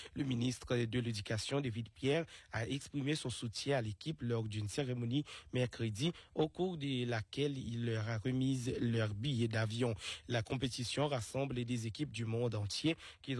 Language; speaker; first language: French; non-native, local second language; Seselwa Creole French